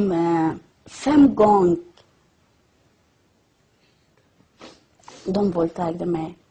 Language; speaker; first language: Swedish; non-native, learner; Persian